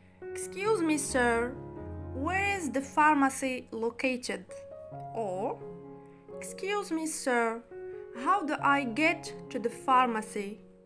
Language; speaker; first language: English; non-native, fluent; Arabic